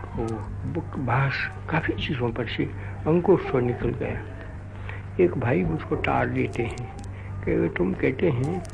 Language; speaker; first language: Hindi; non-native, local second language; Gujarati